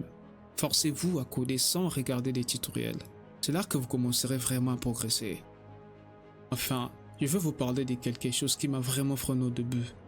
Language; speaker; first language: French; native; French